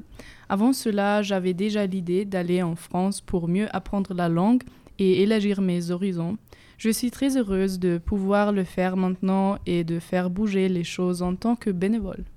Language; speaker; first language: French; non-native, fluent; German